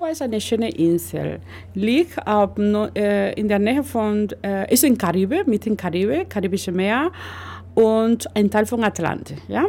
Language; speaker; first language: German; non-native, learner; Spanish